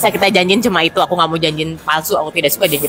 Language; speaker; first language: Indonesian; native; Indonesian